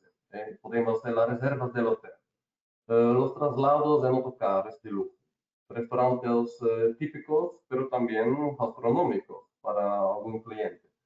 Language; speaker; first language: Spanish; non-native, learner; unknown